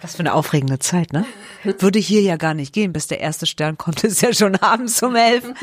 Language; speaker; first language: German; native; German